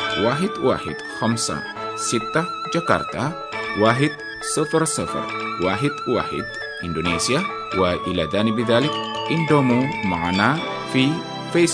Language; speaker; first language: Arabic; non-native, fluent; Indonesian